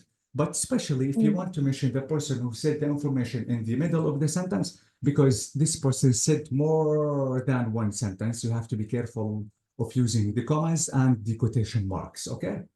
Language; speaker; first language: English; non-native, fluent; Arabic